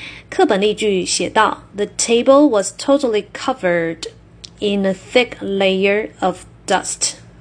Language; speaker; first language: English; non-native, fluent; Chinese